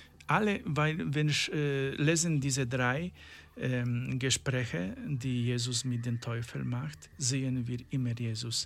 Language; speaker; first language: German; non-native, learner; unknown